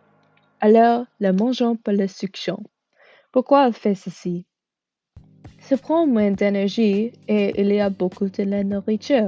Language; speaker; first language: French; non-native, learner; English